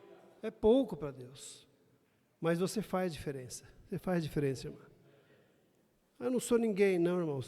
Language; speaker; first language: Portuguese; native; Portuguese